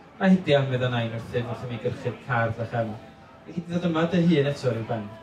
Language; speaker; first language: Welsh; native; Welsh